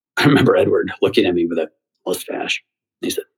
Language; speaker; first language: English; native; English